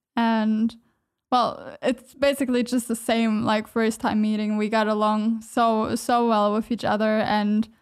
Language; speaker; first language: English; non-native, fluent; German